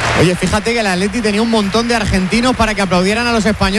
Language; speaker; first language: Spanish; native; Spanish